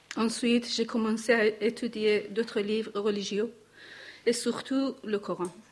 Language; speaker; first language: French; non-native, learner; Persian